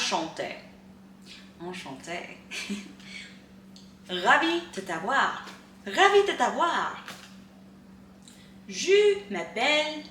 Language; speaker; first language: French; non-native, learner; English